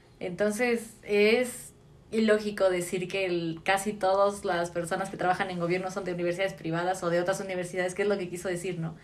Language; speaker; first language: Spanish; native; Spanish